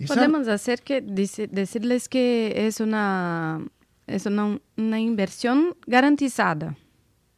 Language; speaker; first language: Spanish; non-native, learner; Portuguese